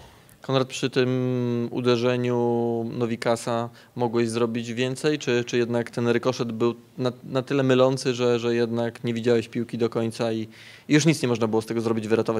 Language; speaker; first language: Polish; native; Polish